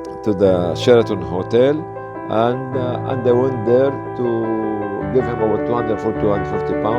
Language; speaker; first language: English; non-native, fluent; Arabic